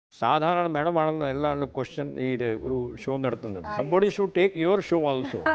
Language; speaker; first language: Malayalam; non-native, fluent; Hindi